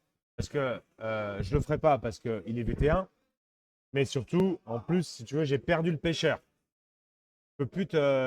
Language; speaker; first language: French; native; French